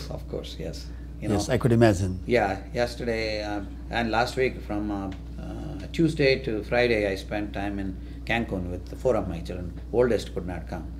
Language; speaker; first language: English; non-native, local second language; Telugu